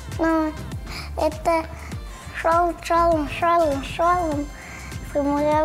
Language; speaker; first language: Russian; native; Russian